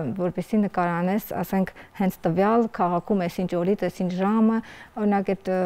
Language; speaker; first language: Armenian; native; Armenian